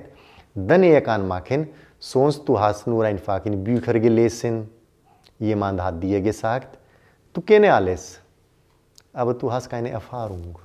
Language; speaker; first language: German; non-native, learner; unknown